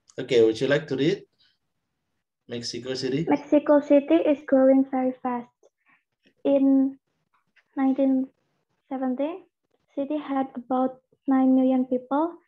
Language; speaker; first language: English; non-native, fluent; Indonesian